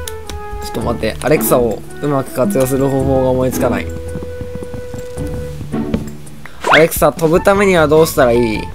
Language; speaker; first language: Japanese; native; Japanese